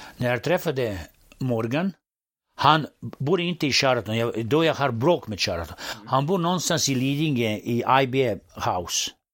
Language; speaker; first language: Swedish; non-native, fluent; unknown